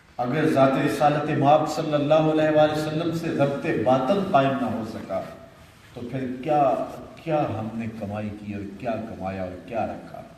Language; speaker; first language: Urdu; non-native, local second language; Punjabi